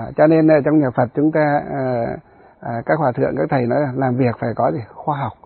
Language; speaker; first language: Vietnamese; non-native, local second language; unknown